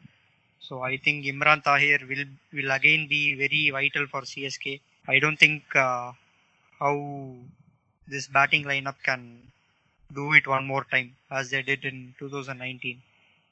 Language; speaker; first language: English; non-native, local second language; Tamil